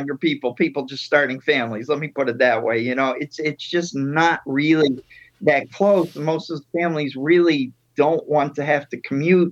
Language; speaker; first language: English; native; English